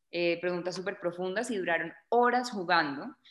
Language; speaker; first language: Spanish; native; Spanish